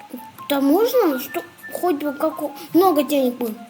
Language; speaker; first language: Russian; non-native, local second language; Kazakh